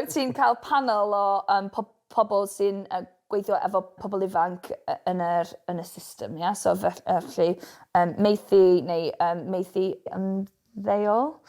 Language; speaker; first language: Welsh; non-native, local second language; English